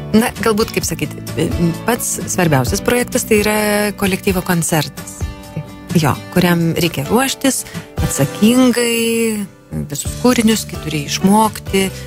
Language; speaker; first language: Lithuanian; native; Lithuanian